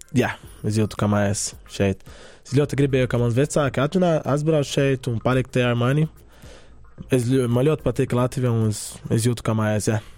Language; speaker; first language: Latvian; non-native, learner; Portuguese